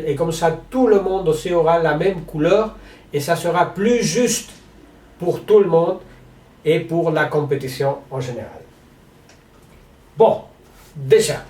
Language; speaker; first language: French; non-native, learner; Spanish